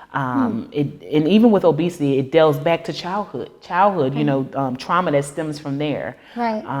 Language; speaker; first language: English; native; English